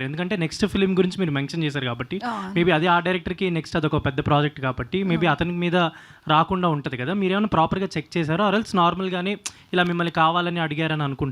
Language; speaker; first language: Telugu; native; Telugu